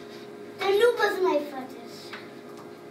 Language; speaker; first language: Romanian; early bilingual, heritage; English